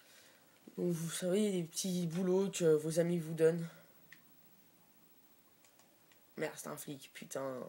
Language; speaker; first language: French; native; French